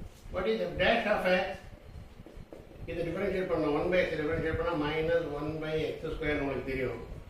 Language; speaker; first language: English; non-native, local second language; Tamil